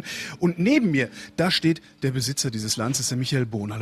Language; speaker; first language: German; native; German